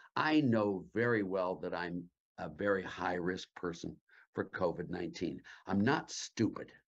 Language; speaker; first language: English; native; English